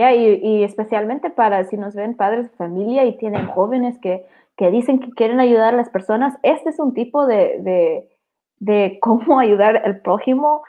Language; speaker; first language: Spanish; early bilingual, heritage; Spanish